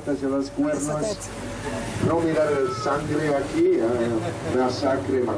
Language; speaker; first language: Spanish; non-native, learner; Dutch